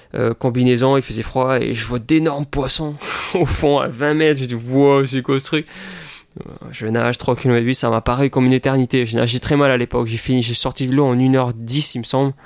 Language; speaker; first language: French; native; French